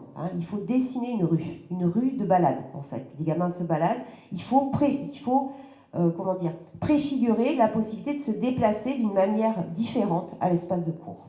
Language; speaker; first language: French; native; French